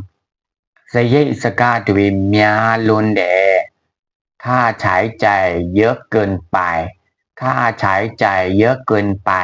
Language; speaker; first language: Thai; non-native, fluent; Burmese